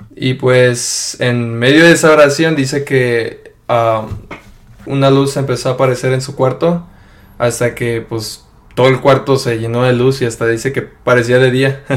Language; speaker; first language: Spanish; early bilingual, heritage; Spanish